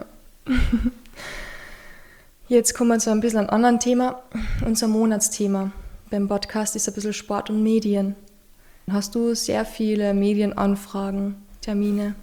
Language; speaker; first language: German; native; German